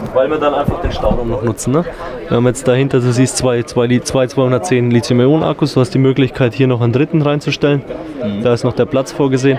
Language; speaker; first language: German; native; German